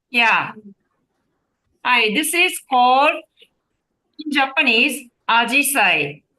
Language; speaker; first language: English; non-native, learner; Japanese